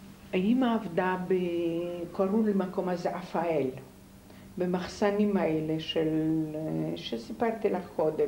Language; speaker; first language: Hebrew; non-native, fluent; Polish